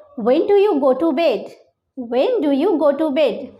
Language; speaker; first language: English; non-native, local second language; Bangla